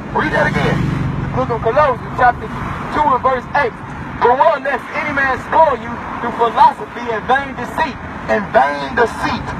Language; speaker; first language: English; native; English